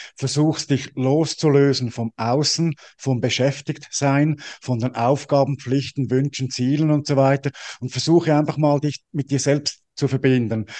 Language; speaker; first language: German; native; German